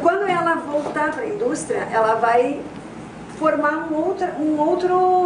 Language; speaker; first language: Portuguese; native; Portuguese